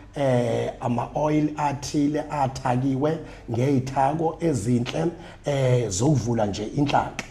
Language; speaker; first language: Zulu; native; Zulu